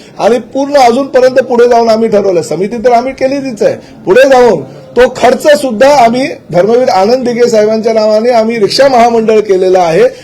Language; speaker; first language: Marathi; native; Marathi